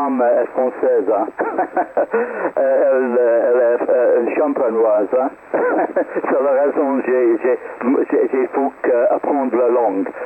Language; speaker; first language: French; non-native, learner; English